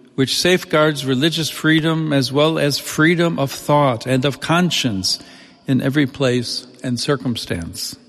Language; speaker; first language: English; native; English